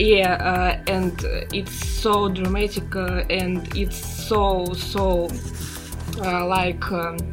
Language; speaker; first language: English; non-native, learner; Russian